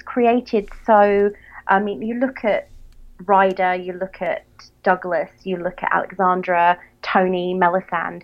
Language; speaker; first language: English; native; English